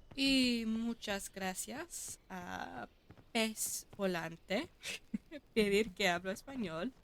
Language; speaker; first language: Spanish; non-native, learner; English